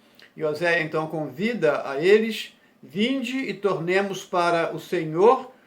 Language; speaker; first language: Portuguese; native; Portuguese